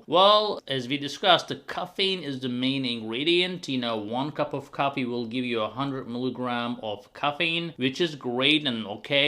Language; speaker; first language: English; non-native, fluent; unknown